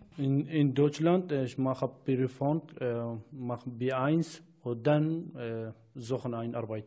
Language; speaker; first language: German; non-native, learner; Kurdish